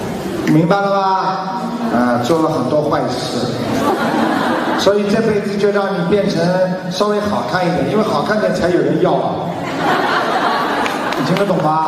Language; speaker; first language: Chinese; native; Chinese